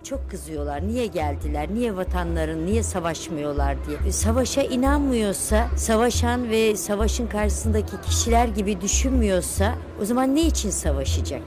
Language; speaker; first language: Turkish; native; Turkish